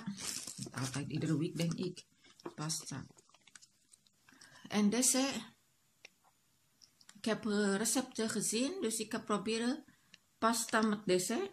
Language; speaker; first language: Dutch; non-native, learner; Indonesian